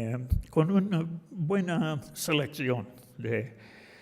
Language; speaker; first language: Spanish; non-native, fluent; English